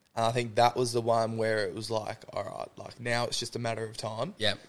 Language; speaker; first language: English; native; English